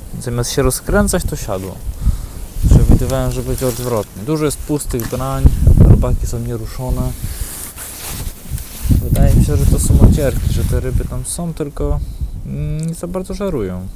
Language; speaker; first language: Polish; native; Polish